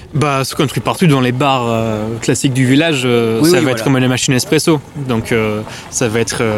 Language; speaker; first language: French; non-native, fluent; English